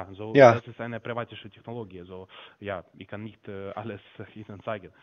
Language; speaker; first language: German; non-native, learner; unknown